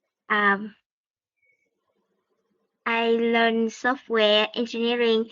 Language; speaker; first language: English; non-native, learner; Vietnamese